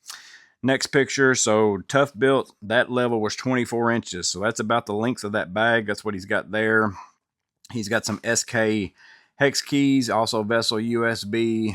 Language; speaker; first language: English; native; English